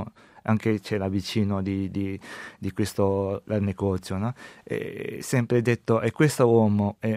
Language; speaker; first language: Italian; non-native, learner; Chinese